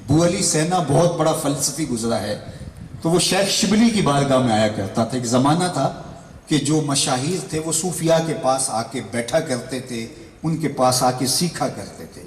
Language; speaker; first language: Urdu; non-native, local second language; Punjabi